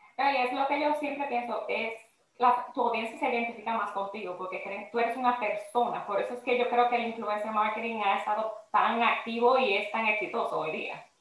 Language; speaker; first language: Spanish; native; Spanish